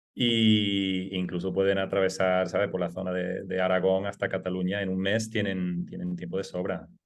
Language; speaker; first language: Spanish; non-native, fluent; English